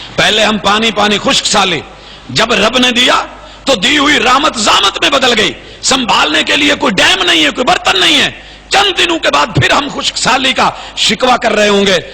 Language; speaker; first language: Urdu; non-native, local second language; Punjabi